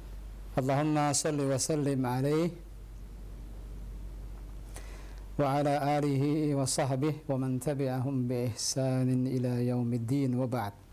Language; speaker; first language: Arabic; non-native, fluent; Indonesian